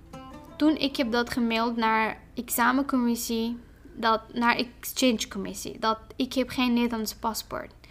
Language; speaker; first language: Dutch; non-native, fluent; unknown